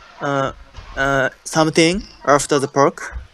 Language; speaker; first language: English; non-native, learner; Japanese